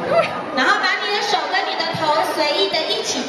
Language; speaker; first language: Chinese; native; Chinese